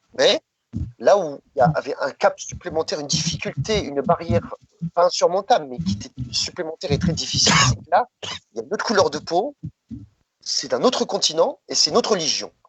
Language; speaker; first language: French; early bilingual, other home language; Riffian